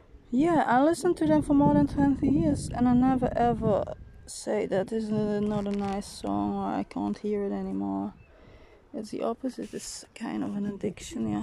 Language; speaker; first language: English; non-native, fluent; Dutch